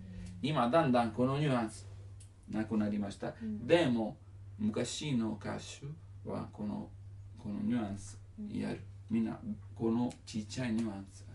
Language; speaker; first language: Japanese; non-native, learner; Italian